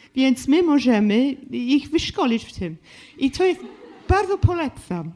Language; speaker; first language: Polish; non-native, fluent; English